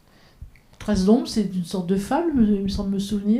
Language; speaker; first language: French; native; French